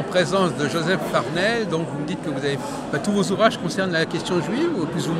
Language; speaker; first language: French; native; French